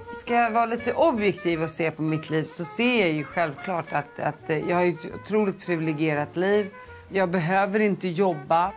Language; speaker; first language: Swedish; early bilingual, other home language; Arabic